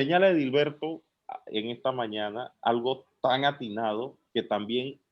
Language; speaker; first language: Spanish; native; Spanish